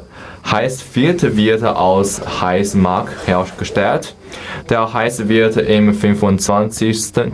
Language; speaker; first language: German; non-native, learner; Chinese